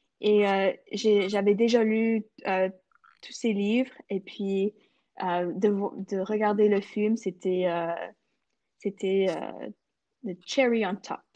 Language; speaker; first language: French; non-native, local second language; English